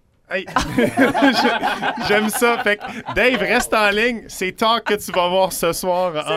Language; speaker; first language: French; native; French